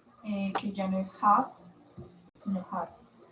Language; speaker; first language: Spanish; native; Spanish